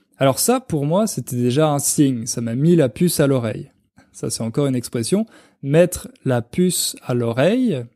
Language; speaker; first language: French; native; French